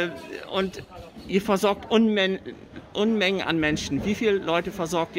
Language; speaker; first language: German; native; German